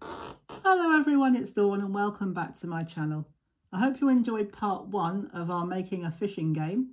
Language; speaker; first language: English; native; English